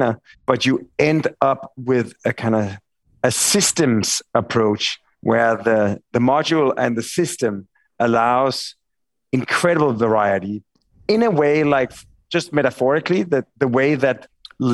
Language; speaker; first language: English; non-native, fluent; Danish